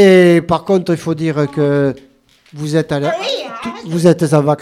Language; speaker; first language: French; native; French